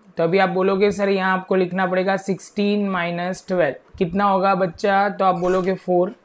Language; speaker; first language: Hindi; non-native, local second language; Gujarati